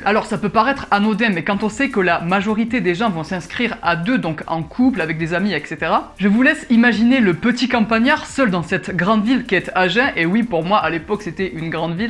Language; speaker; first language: French; native; French